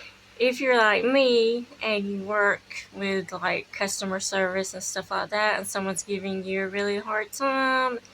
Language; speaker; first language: English; native; English